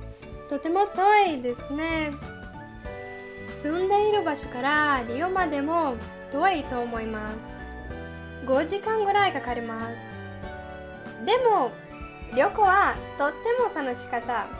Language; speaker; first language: Japanese; non-native, learner; Portuguese